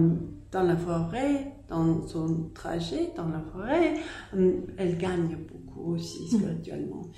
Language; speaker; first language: French; non-native, learner; English